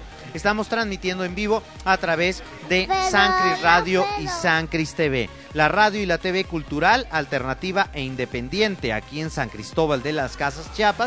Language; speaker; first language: Spanish; native; Spanish